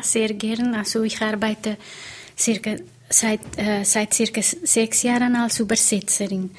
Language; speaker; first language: German; non-native, fluent; Portuguese